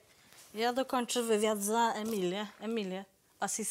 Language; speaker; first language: Norwegian; non-native, learner; Polish